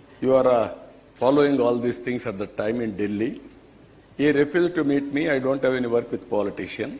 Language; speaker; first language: English; non-native, local second language; Telugu